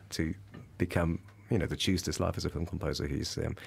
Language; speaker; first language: English; early bilingual, other home language; Russian